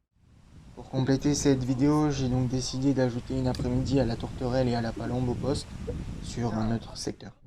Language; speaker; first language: French; native; French